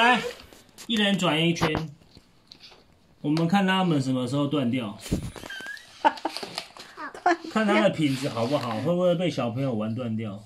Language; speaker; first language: Chinese; native; Chinese